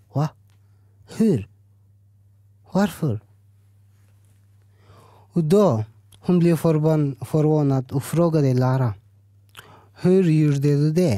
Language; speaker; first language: Swedish; early bilingual, other home language; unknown